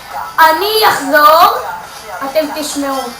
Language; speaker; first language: Hebrew; native; Hebrew